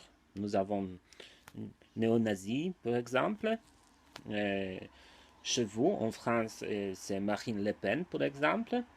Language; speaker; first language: French; non-native, learner; Polish